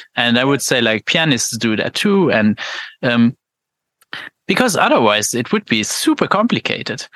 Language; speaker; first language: English; non-native, fluent; Luxembourgish